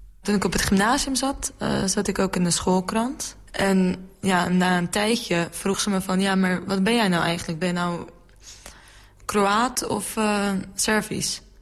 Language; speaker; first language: Dutch; early bilingual, other home language; Bosnian